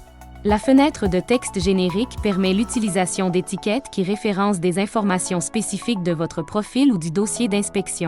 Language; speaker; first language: French; native; French